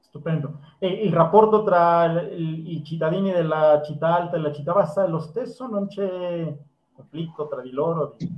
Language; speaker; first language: Italian; non-native, fluent; Spanish